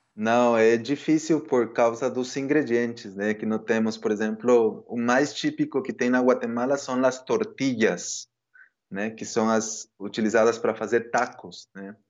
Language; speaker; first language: Portuguese; non-native, fluent; Spanish